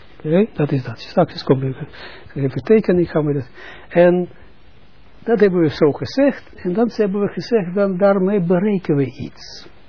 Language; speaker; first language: Dutch; non-native, fluent; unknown